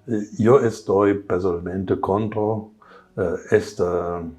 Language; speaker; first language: Spanish; non-native, fluent; German